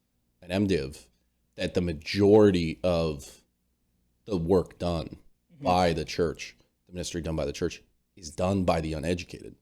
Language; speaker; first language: English; native; English